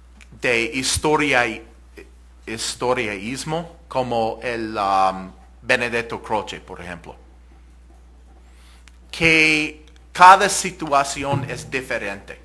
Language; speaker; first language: Spanish; non-native, fluent; English